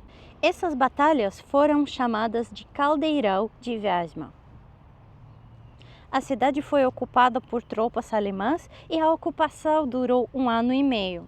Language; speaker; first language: Portuguese; non-native, fluent; Russian